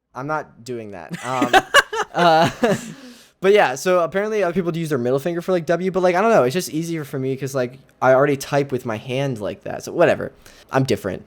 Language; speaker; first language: English; native; English